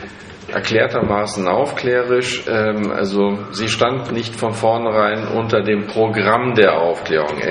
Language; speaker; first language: German; non-native, fluent; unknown